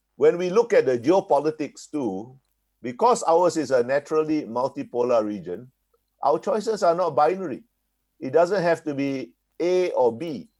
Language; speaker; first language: English; native; English